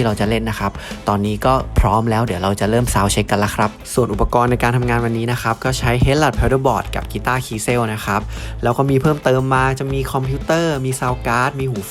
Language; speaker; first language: Thai; native; Thai